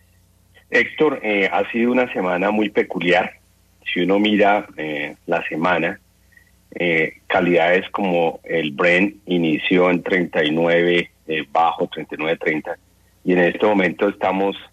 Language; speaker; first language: Spanish; native; Spanish